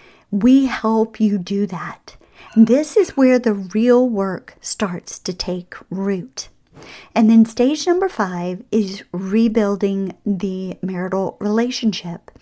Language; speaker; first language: English; native; English